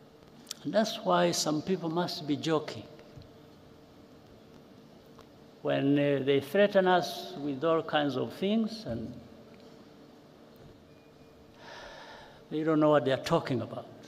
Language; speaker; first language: English; non-native, local second language; Kinyarwanda